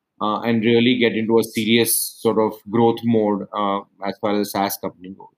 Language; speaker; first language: English; non-native, local second language; Hindi